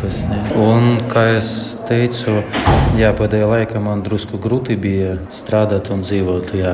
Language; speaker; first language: Latvian; non-native, learner; Russian